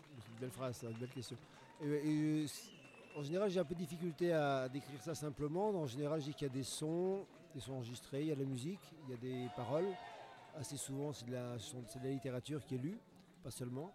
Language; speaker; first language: French; native; French